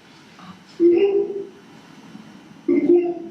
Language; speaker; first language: French; non-native, learner; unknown